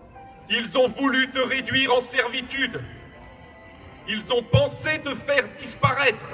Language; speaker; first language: French; native; French